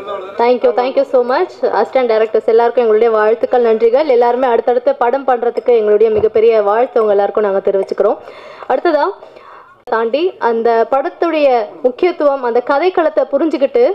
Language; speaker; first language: Tamil; native; Tamil